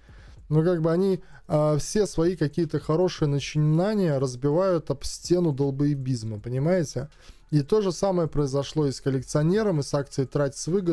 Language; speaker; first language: Russian; native; Russian